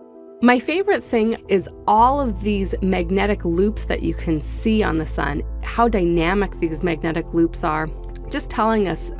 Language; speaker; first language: English; native; English